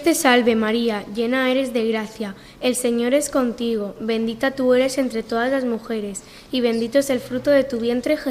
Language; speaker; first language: Spanish; native; Spanish